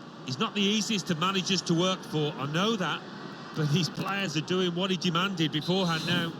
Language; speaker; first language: English; native; English